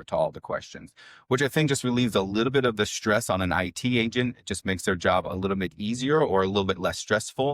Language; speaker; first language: English; native; English